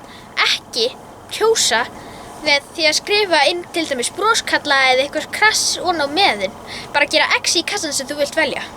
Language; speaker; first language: Icelandic; native; Icelandic